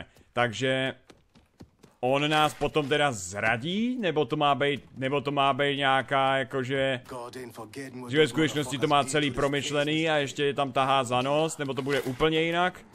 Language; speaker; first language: Czech; native; Czech